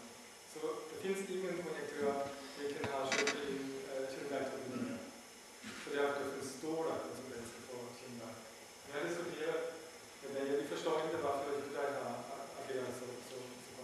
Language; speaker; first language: Swedish; non-native, learner; German